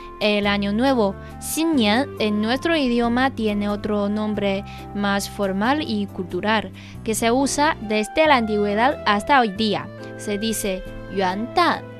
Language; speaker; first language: Spanish; non-native, fluent; Chinese